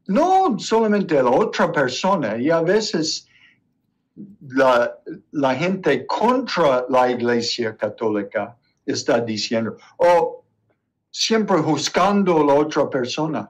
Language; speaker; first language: Spanish; non-native, learner; English